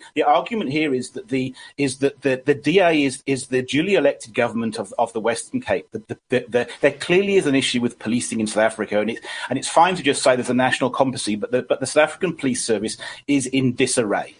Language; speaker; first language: English; native; English